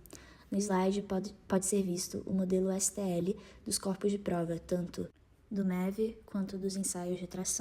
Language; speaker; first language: Portuguese; native; Portuguese